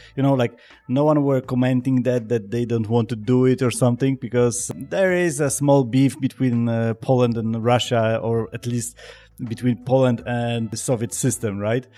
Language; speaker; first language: English; non-native, fluent; Polish